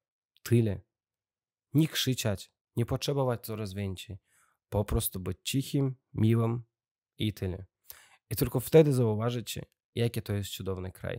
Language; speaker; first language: Polish; non-native, learner; Russian